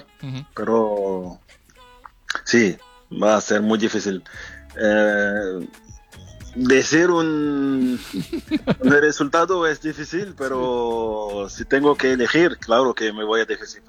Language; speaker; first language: Spanish; non-native, fluent; French